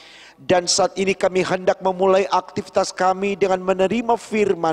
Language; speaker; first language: Indonesian; native; Indonesian